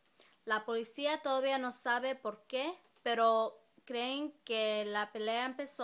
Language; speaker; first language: Spanish; non-native, learner; English